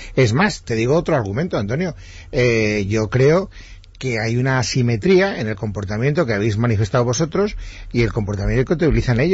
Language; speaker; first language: Spanish; native; Spanish